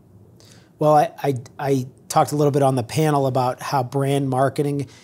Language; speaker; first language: English; native; English